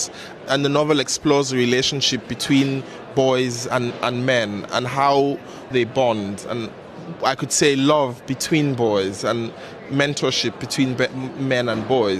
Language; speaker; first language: English; non-native, local second language; Hausa